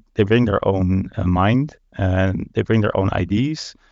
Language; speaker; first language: English; non-native, fluent; Dutch